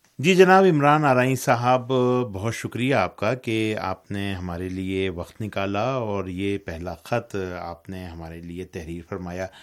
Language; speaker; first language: Urdu; native; Urdu